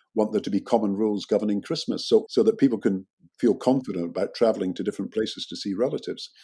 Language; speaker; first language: English; native; English